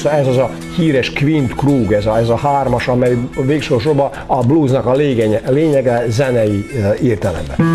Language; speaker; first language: Hungarian; non-native, local second language; Serbian